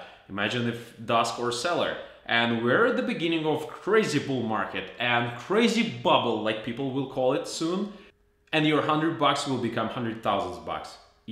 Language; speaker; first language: English; non-native, fluent; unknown